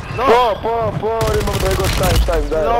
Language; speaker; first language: Hebrew; native; Hebrew